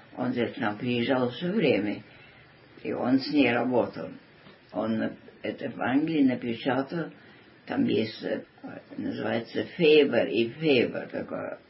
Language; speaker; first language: Russian; early bilingual, heritage; Russian